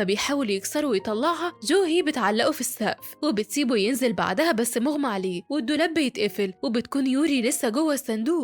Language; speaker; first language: Arabic; native; Arabic